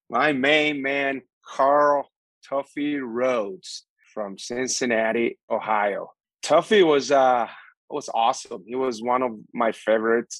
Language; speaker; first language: English; non-native, fluent; Spanish